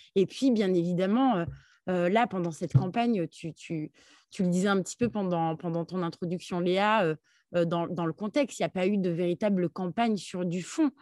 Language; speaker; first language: French; early bilingual, other home language; Arabic